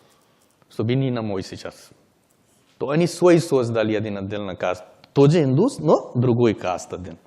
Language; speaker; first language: Russian; non-native, learner; Hindi